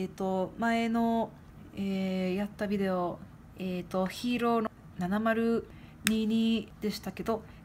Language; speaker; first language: Japanese; non-native, fluent; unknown